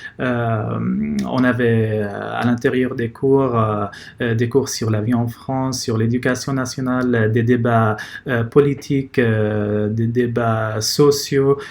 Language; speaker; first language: French; non-native, fluent; Arabic